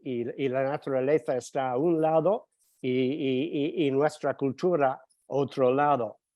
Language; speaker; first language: Spanish; non-native, fluent; English